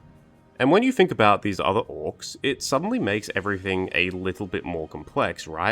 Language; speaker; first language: English; native; English